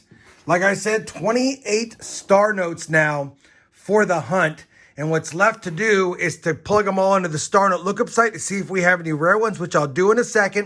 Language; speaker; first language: English; native; English